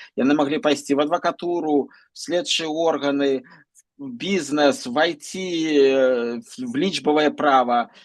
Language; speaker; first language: Belarusian; non-native, local second language; Russian